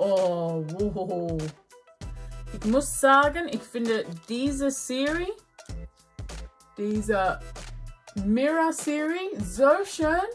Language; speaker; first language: German; non-native, learner; English